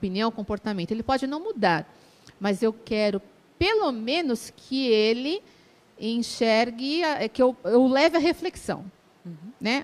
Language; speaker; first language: Portuguese; native; Portuguese